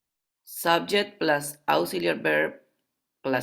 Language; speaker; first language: English; non-native, learner; Spanish